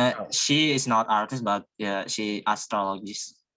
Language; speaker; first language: English; non-native, learner; Indonesian